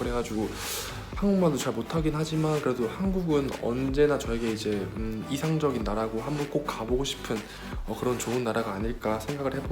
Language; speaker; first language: Korean; early bilingual, heritage; Korean